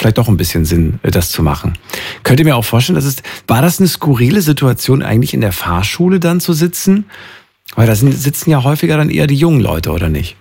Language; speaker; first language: German; native; German